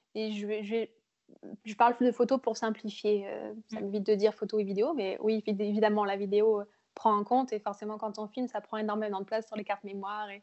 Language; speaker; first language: French; native; French